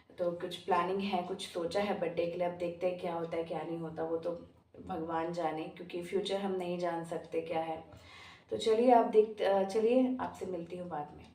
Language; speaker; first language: Hindi; non-native, local second language; Bangla